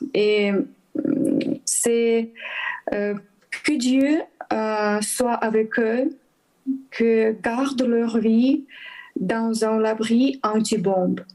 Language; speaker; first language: French; non-native, learner; Ukrainian